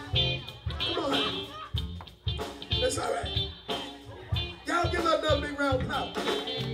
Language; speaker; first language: English; native; English